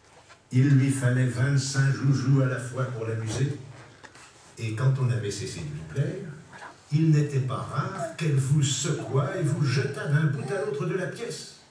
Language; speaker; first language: French; native; French